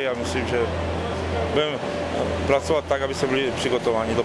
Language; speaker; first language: Polish; non-native, learner; Czech